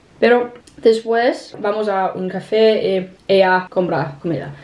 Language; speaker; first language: Spanish; non-native, learner; Danish